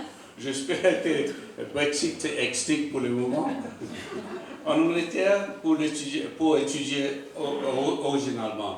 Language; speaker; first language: French; non-native, local second language; Morisyen